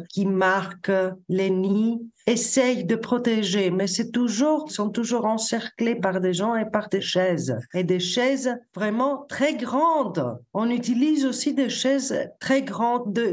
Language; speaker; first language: French; non-native, fluent; Greek